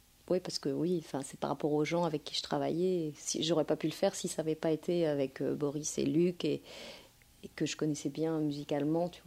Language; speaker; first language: French; native; French